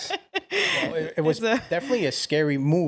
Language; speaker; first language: English; native; English